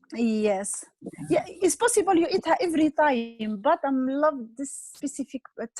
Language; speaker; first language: English; non-native, learner; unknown